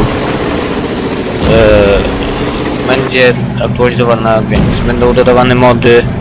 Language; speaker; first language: Polish; native; Polish